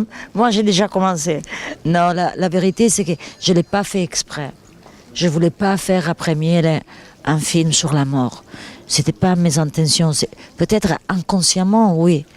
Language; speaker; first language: French; non-native, fluent; Italian